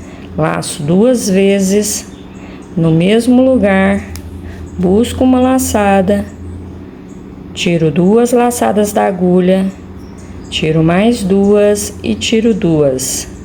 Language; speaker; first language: Portuguese; native; Portuguese